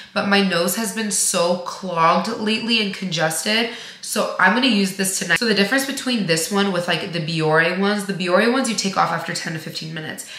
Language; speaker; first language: English; native; English